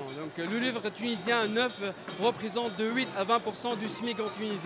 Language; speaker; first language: French; non-native, local second language; Arabic